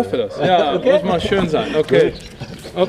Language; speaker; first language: German; non-native, learner; Dutch